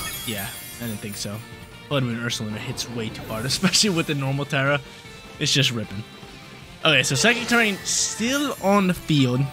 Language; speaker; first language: English; native; English